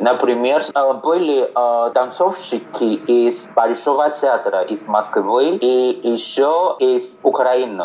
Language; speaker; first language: Russian; non-native, fluent; Chinese